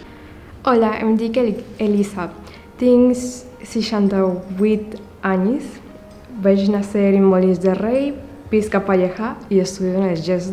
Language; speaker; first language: Catalan; non-native, local second language; Spanish